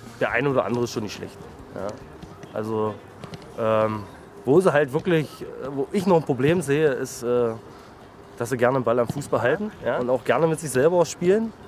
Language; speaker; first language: German; native; German